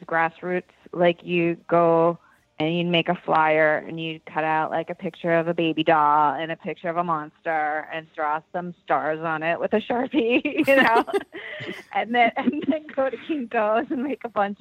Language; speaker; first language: English; native; English